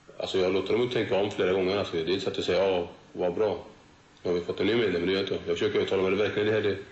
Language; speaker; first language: Swedish; early bilingual, other home language; Turoyo